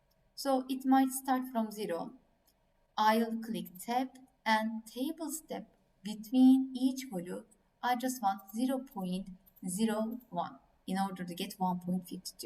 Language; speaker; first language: English; non-native, fluent; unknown